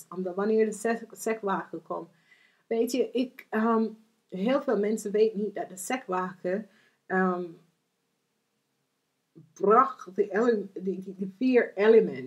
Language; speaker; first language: Dutch; non-native, fluent; English